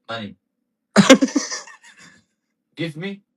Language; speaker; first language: English; non-native, learner; Arabic